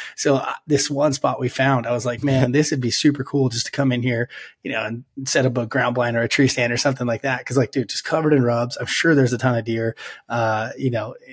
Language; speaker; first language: English; native; English